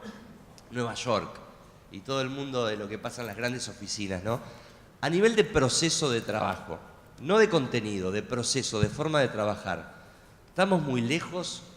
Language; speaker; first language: Spanish; native; Spanish